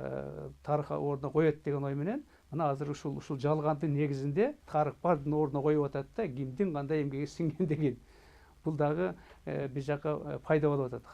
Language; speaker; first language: Kyrgyz; native; Kyrgyz